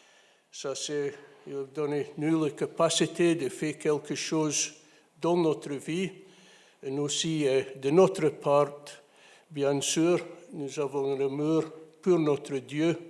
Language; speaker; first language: French; non-native, fluent; English